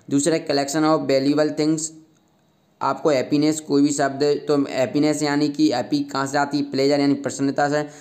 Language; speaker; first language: Hindi; native; Hindi